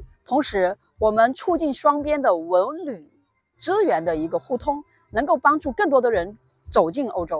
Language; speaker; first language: Chinese; native; Chinese